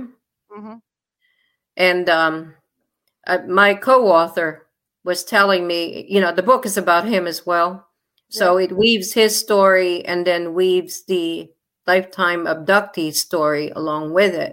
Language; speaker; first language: English; non-native, local second language; Filipino